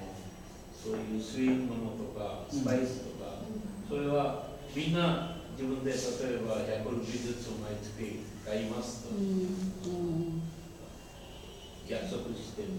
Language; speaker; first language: Japanese; non-native, learner; Bangla